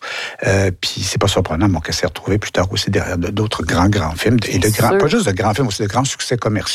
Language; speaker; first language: French; native; French